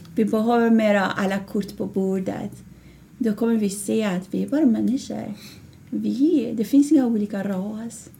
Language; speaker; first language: Swedish; non-native, fluent; Persian